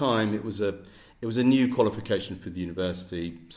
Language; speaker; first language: English; native; English